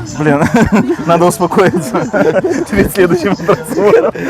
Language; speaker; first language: Russian; native; Russian